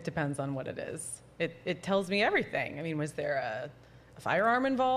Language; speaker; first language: English; native; English